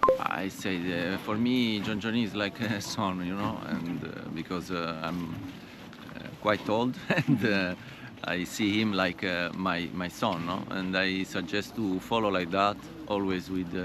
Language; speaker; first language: English; non-native, fluent; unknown